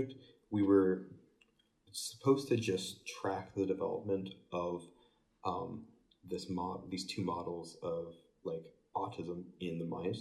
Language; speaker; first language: English; native; English